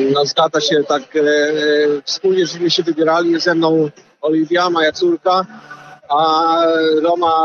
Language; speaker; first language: Polish; early bilingual, heritage; Polish